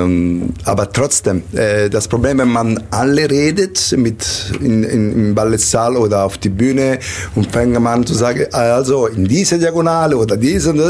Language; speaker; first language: German; non-native, learner; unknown